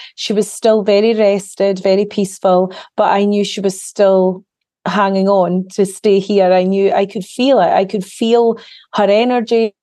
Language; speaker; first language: English; native; English